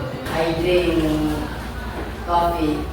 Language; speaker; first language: English; non-native, learner; Indonesian